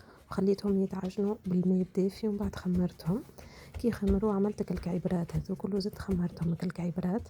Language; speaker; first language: Arabic; native; Arabic